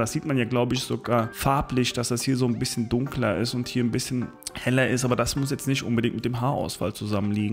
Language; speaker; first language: German; native; German